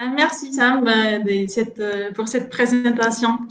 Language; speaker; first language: French; non-native, fluent; Spanish